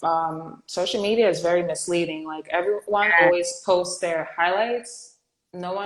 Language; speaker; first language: English; native; English